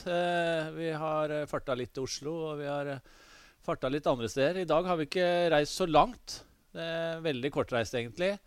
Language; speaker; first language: Norwegian; native; Norwegian